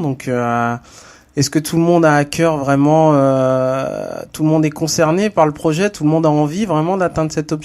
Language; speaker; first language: French; native; French